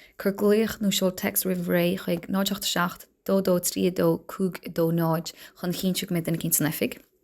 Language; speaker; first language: Irish; native; Irish